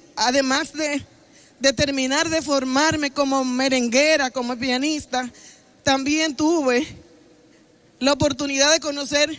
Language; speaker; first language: Spanish; native; Spanish